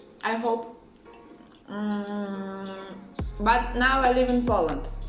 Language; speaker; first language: English; non-native, learner; Russian